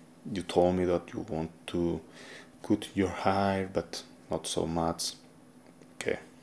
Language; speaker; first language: English; non-native, fluent; Spanish